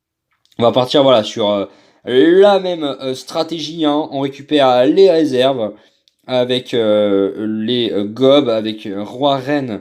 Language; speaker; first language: French; native; French